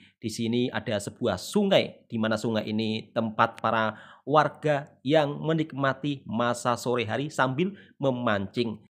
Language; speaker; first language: Indonesian; native; Indonesian